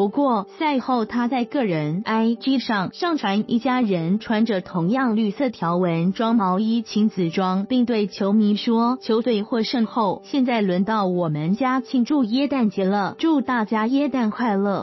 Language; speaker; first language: Chinese; native; Chinese